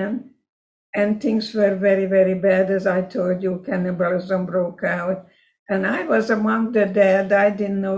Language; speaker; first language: English; non-native, fluent; Hungarian